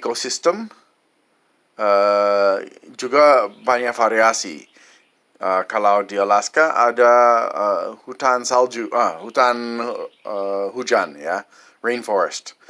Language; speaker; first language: Indonesian; non-native, fluent; English